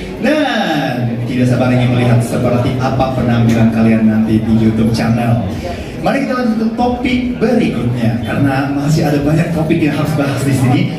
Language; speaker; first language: Indonesian; non-native, fluent; Japanese